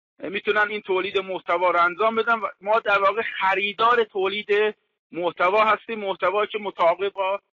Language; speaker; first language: Persian; non-native, local second language; Azerbaijani